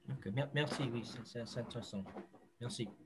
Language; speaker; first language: French; non-native, fluent; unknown